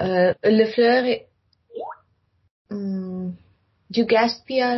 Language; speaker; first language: French; non-native, learner; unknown